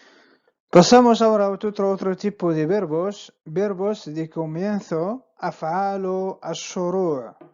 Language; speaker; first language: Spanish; non-native, fluent; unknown